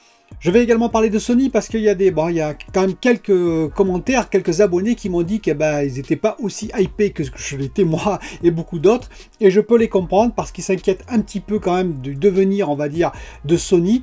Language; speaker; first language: French; native; French